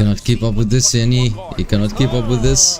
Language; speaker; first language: English; non-native, local second language; Arabic